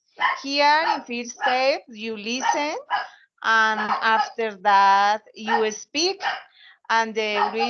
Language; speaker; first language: English; non-native, learner; Spanish